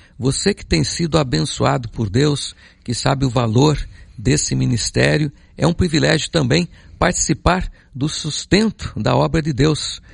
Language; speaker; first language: Portuguese; native; Portuguese